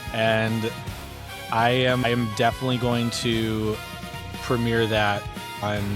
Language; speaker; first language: English; native; English